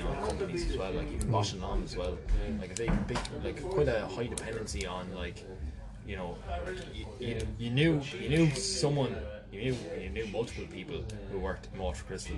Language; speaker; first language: English; native; English